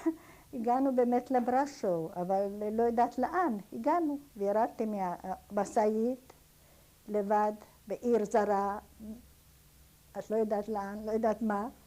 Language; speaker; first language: Hebrew; non-native, fluent; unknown